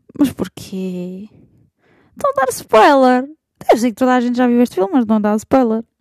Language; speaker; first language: Portuguese; native; Portuguese